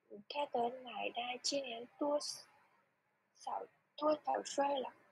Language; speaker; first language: Chinese; non-native, learner; Vietnamese